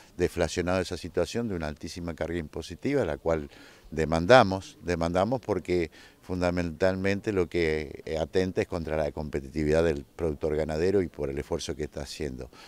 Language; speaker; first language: Spanish; native; Spanish